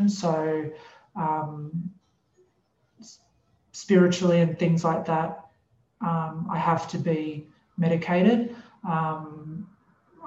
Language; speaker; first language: English; native; English